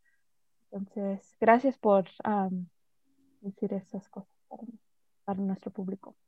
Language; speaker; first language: Spanish; early bilingual, heritage; Spanish